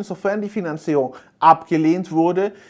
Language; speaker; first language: German; native; German